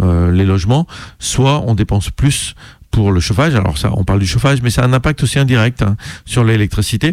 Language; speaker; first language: French; native; French